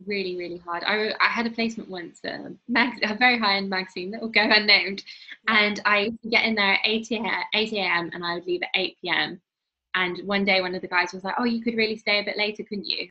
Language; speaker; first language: English; native; English